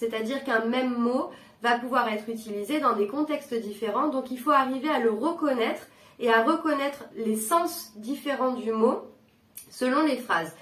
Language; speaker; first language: French; native; French